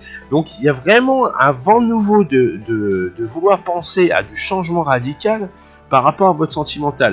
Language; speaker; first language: French; native; French